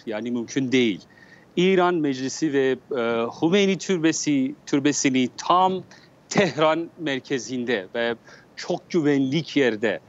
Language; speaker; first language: Turkish; non-native, learner; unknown